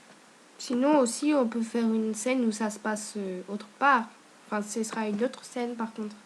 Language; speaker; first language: French; native; French